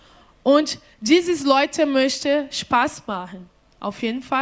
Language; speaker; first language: German; non-native, learner; Portuguese